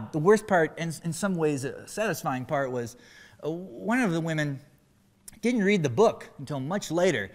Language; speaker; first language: English; native; English